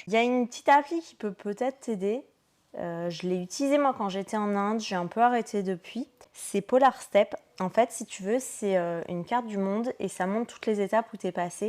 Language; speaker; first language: French; native; French